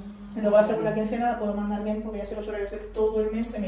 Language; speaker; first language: Spanish; native; Spanish